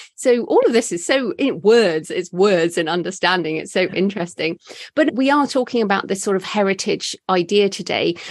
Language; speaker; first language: English; native; English